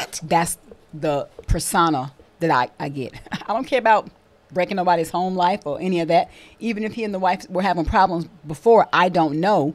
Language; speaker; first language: English; native; English